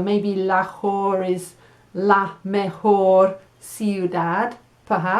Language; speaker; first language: Spanish; non-native, fluent; English